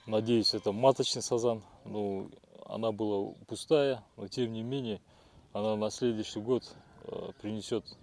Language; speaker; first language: Russian; non-native, local second language; Kazakh